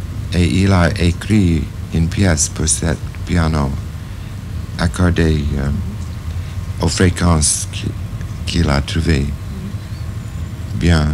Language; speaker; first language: French; non-native, fluent; English